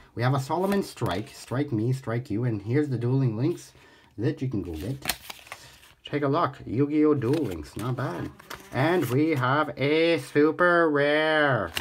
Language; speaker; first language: English; native; English